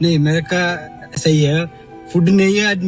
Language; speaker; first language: Hindi; non-native, local second language; Malayalam